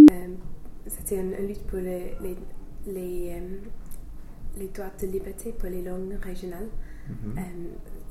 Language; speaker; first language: French; non-native, fluent; English